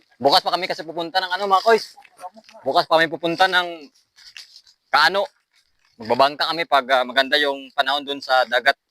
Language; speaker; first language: Filipino; native; Filipino